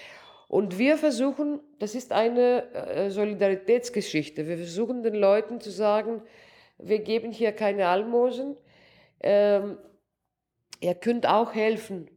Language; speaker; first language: German; non-native, local second language; Greek